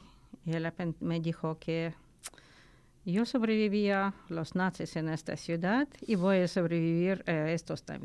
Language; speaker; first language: Spanish; non-native, learner; Ukrainian